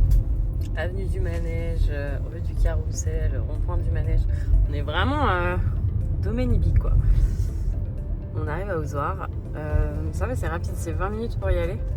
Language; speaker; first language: French; native; French